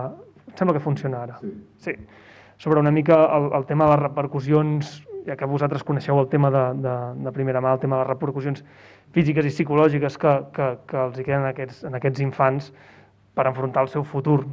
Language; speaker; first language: Catalan; native; Catalan